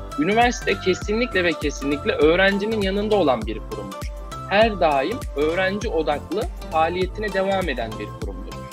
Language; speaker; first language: Turkish; native; Turkish